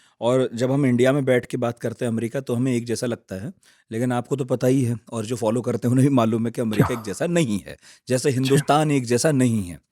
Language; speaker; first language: Hindi; native; Hindi